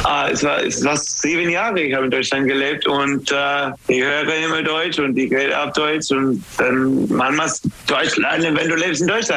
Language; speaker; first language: German; non-native, learner; English